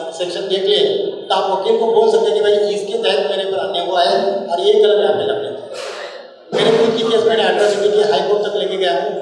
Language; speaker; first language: Hindi; non-native, local second language; Marathi